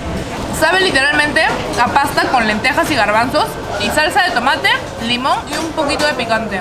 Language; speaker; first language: Spanish; native; Spanish